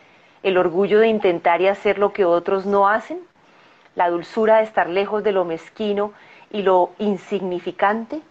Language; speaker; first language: Spanish; native; Spanish